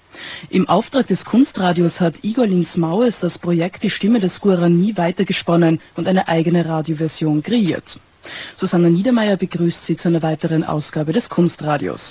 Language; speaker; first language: German; native; German